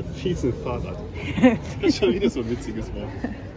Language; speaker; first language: German; native; German